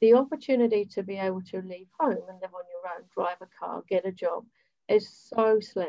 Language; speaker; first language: English; native; English